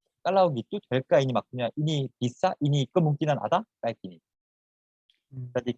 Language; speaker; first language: Indonesian; non-native, fluent; Korean